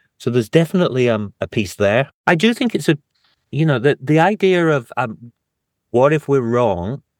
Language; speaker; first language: English; native; English